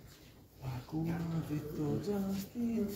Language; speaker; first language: Italian; native; Italian